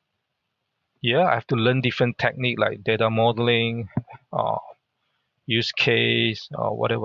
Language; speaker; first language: English; non-native, local second language; Hakka Chinese